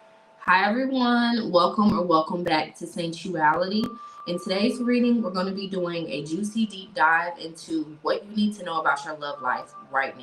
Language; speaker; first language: English; native; English